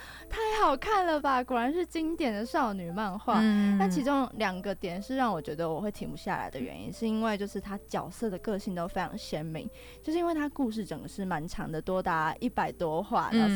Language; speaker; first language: Chinese; native; Chinese